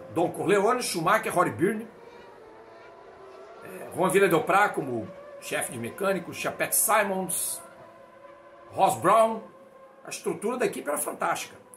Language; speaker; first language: Portuguese; native; Portuguese